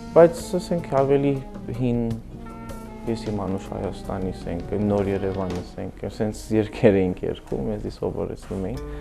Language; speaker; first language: Armenian; early bilingual, heritage; Armenian